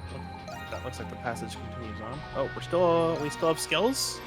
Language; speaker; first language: English; native; English